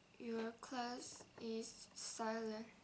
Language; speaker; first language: English; non-native, learner; Korean